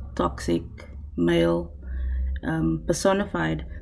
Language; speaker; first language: English; non-native, local second language; Afrikaans